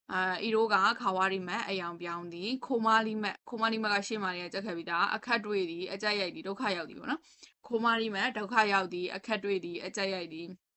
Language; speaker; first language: Burmese; native; Burmese